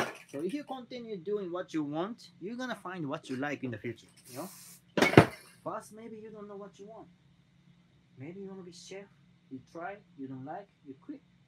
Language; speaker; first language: English; non-native, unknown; Japanese